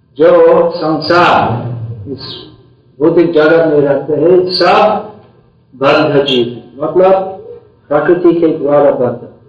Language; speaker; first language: Hindi; non-native, fluent; English